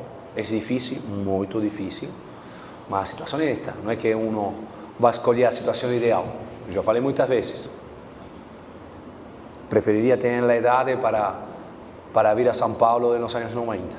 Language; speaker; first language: Portuguese; non-native, fluent; Spanish